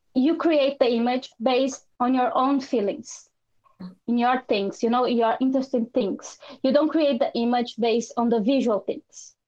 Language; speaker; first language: English; non-native, fluent; Portuguese